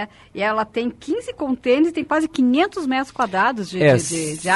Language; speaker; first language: Portuguese; native; Portuguese